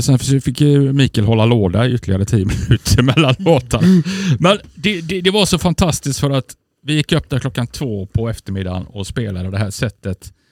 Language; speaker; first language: Swedish; native; Swedish